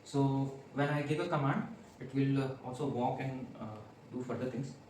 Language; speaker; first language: English; non-native, local second language; Hindi